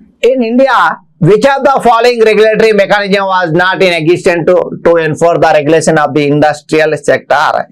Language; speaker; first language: English; non-native, local second language; Telugu